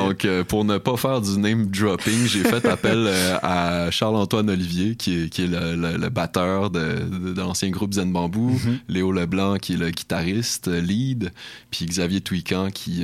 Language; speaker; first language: French; native; French